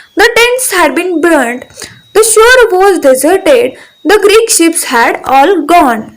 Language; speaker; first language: English; non-native, local second language; Marathi